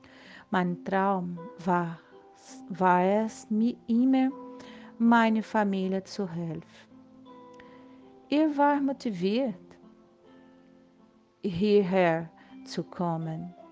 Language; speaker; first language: German; non-native, learner; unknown